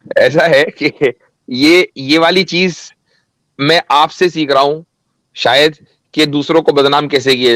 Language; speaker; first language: Hindi; native; Hindi